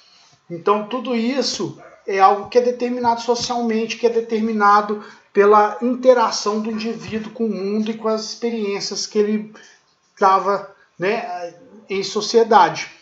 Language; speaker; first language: Portuguese; native; Portuguese